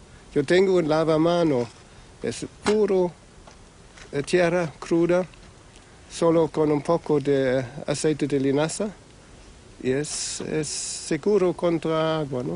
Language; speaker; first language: Spanish; non-native, fluent; German